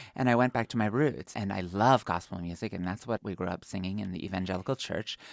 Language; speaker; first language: English; native; English